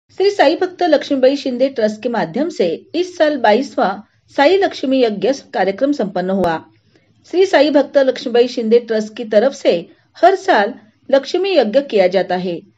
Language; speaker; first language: Hindi; non-native, local second language; Marathi